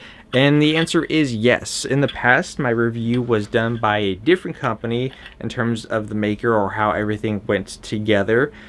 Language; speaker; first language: English; native; English